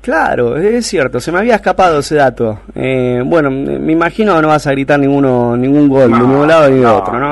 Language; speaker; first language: Spanish; native; Spanish